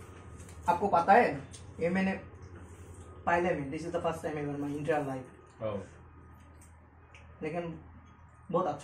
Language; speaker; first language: Hindi; non-native, learner; Bangla